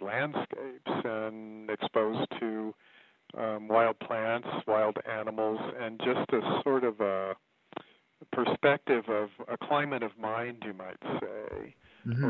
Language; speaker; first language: English; native; English